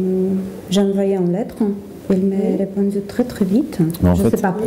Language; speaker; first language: French; non-native, learner; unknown